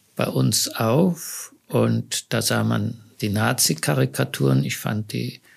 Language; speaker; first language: German; native; German